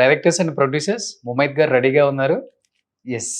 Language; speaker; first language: Telugu; native; Telugu